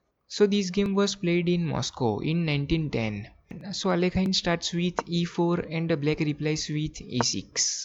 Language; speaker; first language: English; non-native, fluent; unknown